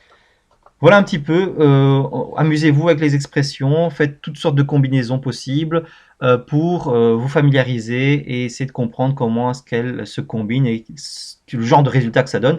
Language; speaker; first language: French; native; French